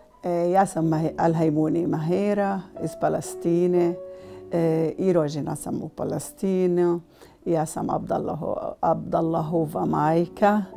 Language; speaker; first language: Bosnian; non-native, learner; Arabic